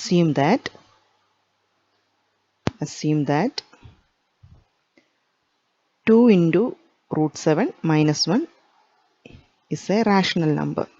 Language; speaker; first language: English; non-native, local second language; Malayalam